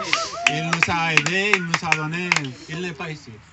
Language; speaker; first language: French; non-native, learner; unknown